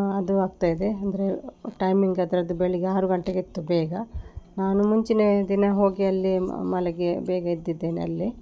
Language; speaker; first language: Kannada; non-native, local second language; Tulu